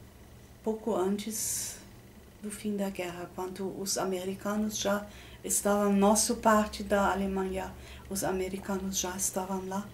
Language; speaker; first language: Portuguese; non-native, fluent; German